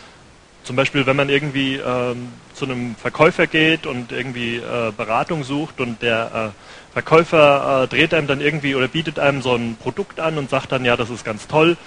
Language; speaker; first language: German; native; German